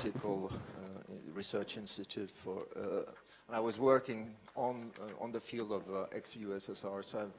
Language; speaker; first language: English; non-native, fluent; French